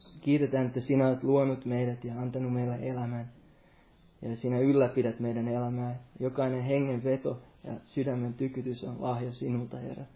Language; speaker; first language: Finnish; non-native, local second language; Swedish